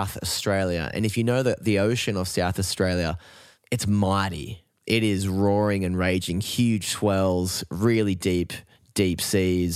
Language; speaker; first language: English; native; English